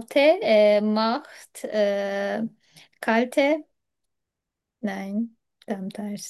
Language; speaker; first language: German; non-native, learner; Turkish